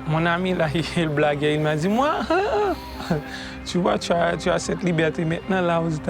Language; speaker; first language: French; non-native, local second language; Haitian Creole